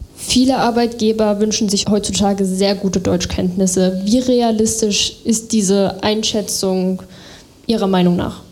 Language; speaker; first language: German; native; German